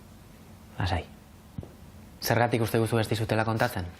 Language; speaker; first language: Basque; native; Basque